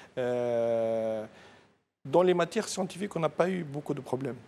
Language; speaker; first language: French; non-native, local second language; Arabic